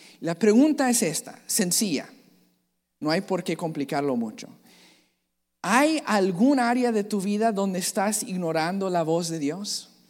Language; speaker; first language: Spanish; native; Spanish